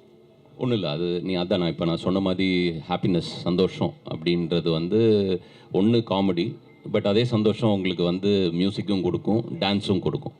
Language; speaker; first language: Tamil; native; Tamil